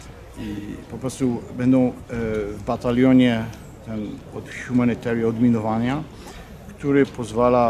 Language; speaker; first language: Polish; early bilingual, heritage; Polish